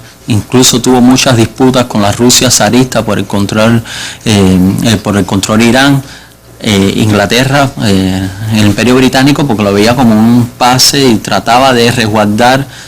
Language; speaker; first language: Spanish; native; Spanish